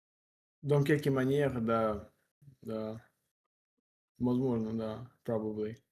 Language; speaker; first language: French; non-native, learner; Russian